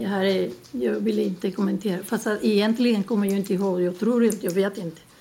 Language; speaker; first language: Swedish; non-native, learner; Spanish